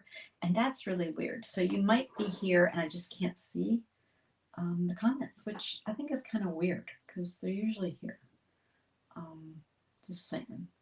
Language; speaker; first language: English; native; English